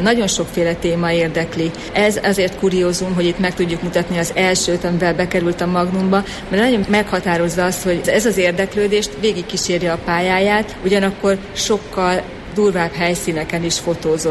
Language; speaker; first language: Hungarian; native; Hungarian